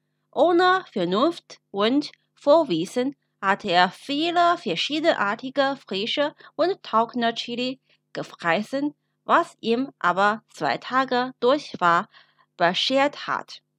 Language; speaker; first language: German; non-native, fluent; Chinese